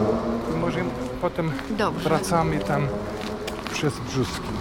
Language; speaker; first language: Polish; non-native, fluent; German